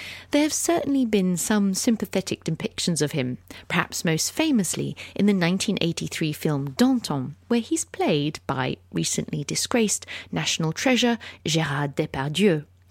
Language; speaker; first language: English; native; English